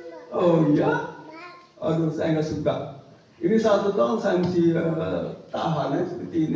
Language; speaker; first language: Indonesian; non-native, fluent; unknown